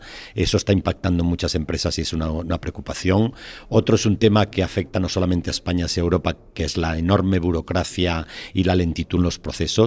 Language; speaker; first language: Spanish; native; Spanish